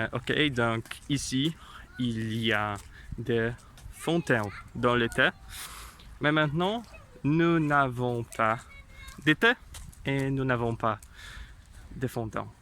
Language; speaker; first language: French; non-native, learner; Polish